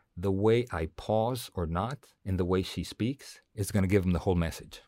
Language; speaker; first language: English; non-native, fluent; Spanish